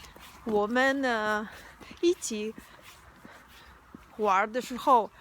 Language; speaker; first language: Chinese; non-native, learner; Spanish